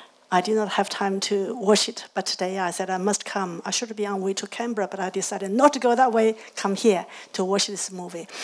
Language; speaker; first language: English; non-native, fluent; Chinese